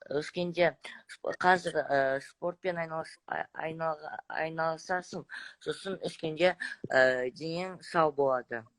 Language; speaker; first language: Kazakh; non-native, local second language; Russian